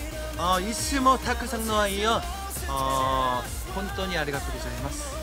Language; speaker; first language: Japanese; non-native, learner; Korean